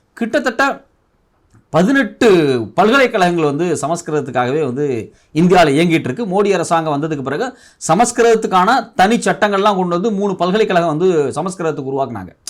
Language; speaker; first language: Tamil; native; Tamil